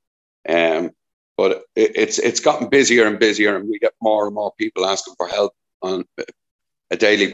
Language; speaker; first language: English; native; English